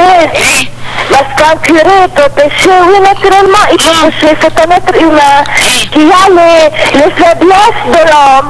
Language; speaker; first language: French; non-native, local second language; Arabic